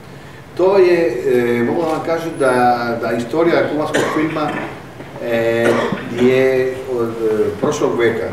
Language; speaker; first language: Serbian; non-native, fluent; Spanish